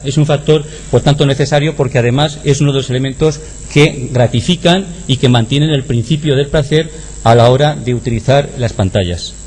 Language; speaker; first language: Spanish; native; Spanish